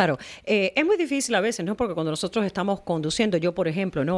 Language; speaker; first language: Spanish; native; Spanish